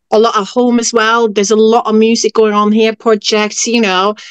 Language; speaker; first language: English; non-native, fluent; Norwegian